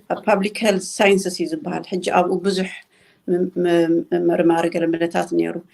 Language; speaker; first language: Tigrinya; native; Tigrinya